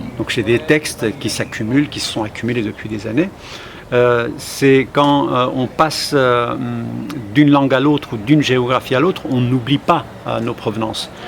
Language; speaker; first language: French; non-native, fluent; Kurdish